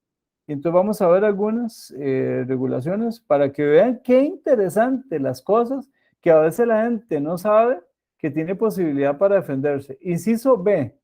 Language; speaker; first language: Spanish; native; Spanish